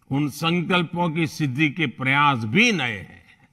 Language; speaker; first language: Hindi; non-native, local second language; Gujarati